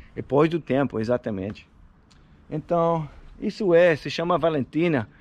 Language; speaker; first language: Portuguese; non-native, learner; French